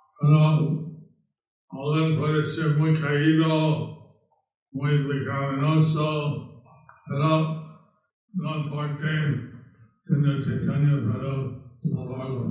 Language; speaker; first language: Spanish; non-native, learner; English